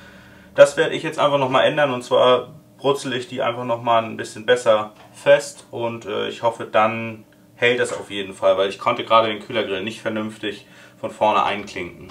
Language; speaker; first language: German; native; German